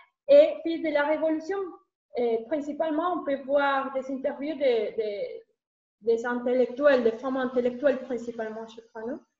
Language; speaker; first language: French; non-native, learner; Spanish